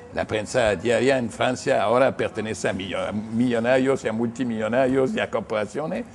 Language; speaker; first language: Spanish; non-native, fluent; English